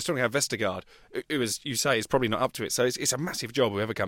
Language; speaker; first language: English; native; English